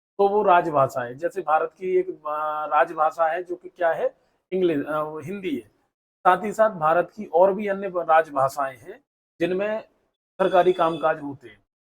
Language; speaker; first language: Hindi; native; Hindi